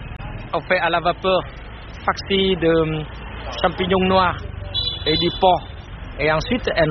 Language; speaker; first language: French; non-native, fluent; Vietnamese